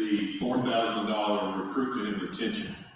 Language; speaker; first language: English; native; English